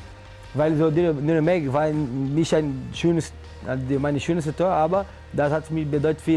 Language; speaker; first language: German; non-native, learner; Portuguese